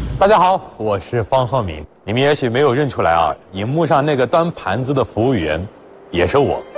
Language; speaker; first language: Chinese; early bilingual, other home language; Arabic